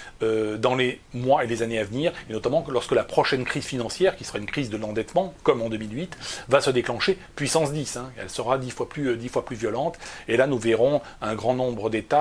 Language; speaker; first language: French; native; French